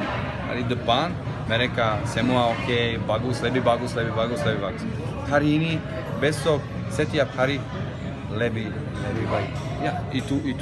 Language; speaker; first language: Indonesian; non-native, learner; Serbian